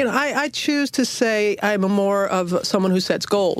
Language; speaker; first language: English; native; English